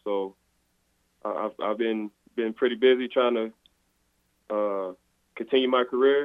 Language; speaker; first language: English; native; English